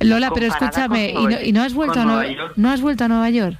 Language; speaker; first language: Spanish; native; Spanish